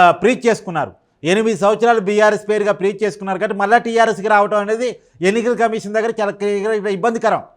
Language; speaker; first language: Telugu; native; Telugu